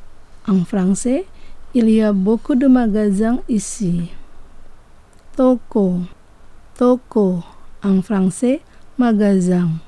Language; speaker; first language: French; non-native, fluent; Indonesian